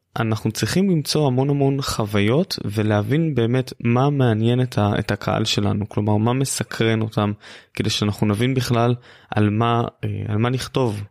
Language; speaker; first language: Hebrew; native; Hebrew